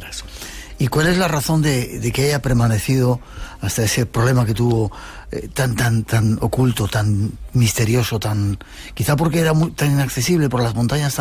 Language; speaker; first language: Spanish; native; Spanish